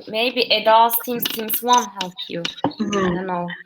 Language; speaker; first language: English; non-native, learner; Turkish